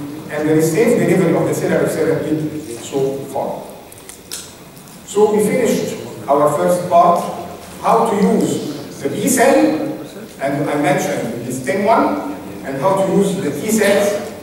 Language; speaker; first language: English; non-native, fluent; Arabic